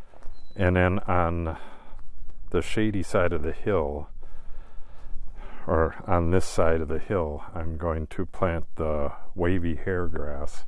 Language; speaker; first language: English; native; English